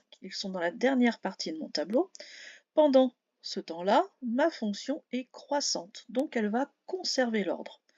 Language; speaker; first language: French; native; French